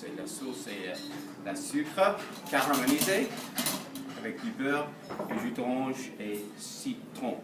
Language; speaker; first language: French; non-native, learner; English